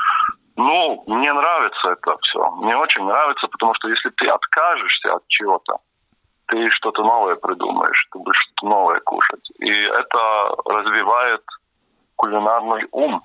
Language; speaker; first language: Russian; non-native, local second language; Latvian